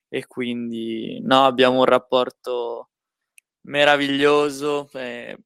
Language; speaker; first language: Italian; native; Italian